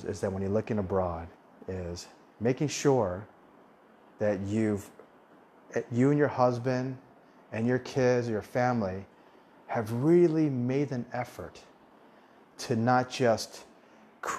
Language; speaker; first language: English; early bilingual, other home language; Min Nan Chinese